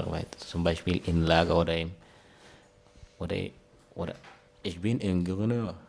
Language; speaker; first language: German; non-native, learner; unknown